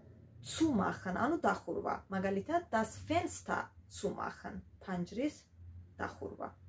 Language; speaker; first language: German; non-native, fluent; Georgian